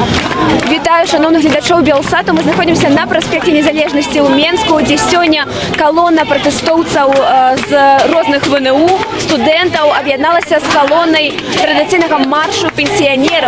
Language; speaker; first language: Belarusian; non-native, local second language; Russian